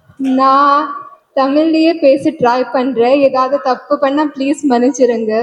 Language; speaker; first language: Tamil; non-native, learner; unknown